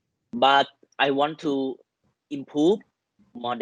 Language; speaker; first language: English; non-native, learner; Thai